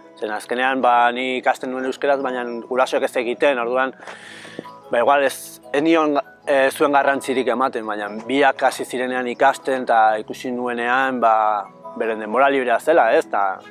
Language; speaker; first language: Basque; non-native, local second language; Spanish